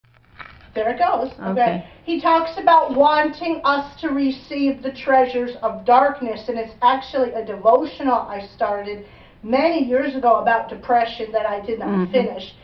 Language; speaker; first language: English; native; English